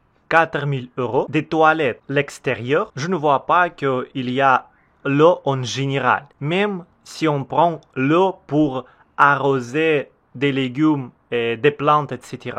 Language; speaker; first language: French; non-native, learner; Russian